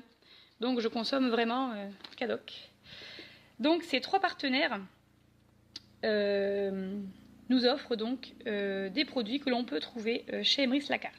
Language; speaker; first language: French; native; French